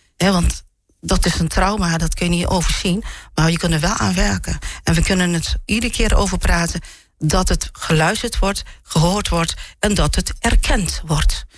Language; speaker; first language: Dutch; early bilingual, other home language; Malay